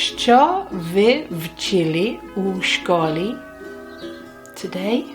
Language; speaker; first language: Ukrainian; non-native, learner; English